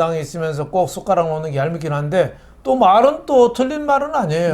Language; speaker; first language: Korean; native; Korean